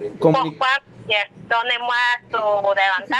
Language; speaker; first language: French; non-native, learner; Spanish